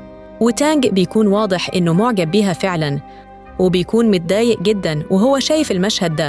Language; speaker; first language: Arabic; native; Arabic